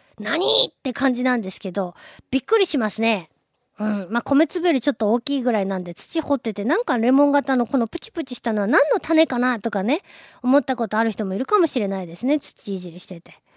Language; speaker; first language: Japanese; native; Japanese